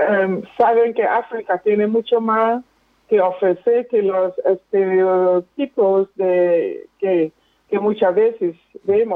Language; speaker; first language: Spanish; non-native, fluent; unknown